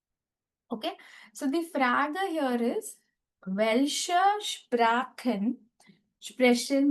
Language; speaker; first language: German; non-native, fluent; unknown